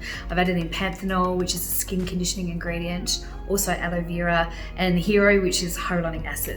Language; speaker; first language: English; native; English